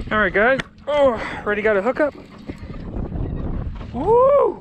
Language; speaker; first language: English; native; English